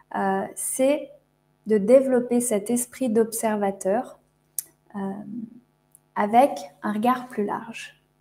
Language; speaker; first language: French; native; French